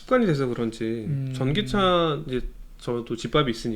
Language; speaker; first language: Korean; native; Korean